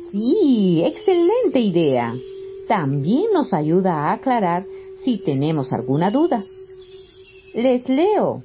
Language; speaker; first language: Spanish; native; Spanish